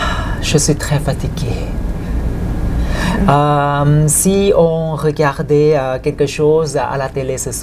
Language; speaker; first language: French; non-native, fluent; Thai